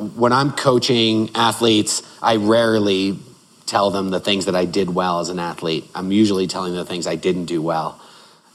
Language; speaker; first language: English; native; English